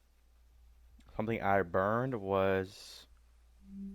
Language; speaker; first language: English; native; English